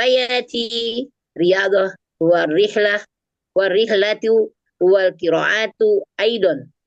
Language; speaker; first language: Arabic; non-native, learner; Indonesian